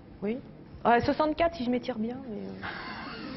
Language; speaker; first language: French; native; French